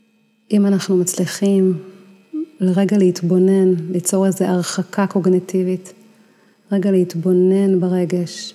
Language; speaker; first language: Hebrew; native; Hebrew